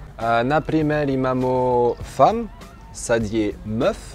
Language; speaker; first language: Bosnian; non-native, learner; French